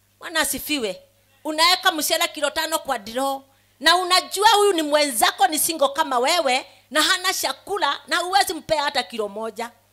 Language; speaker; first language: Swahili; non-native, local second language; Kikuyu